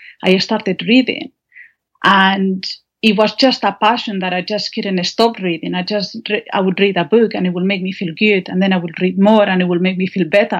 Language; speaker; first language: English; non-native, fluent; Spanish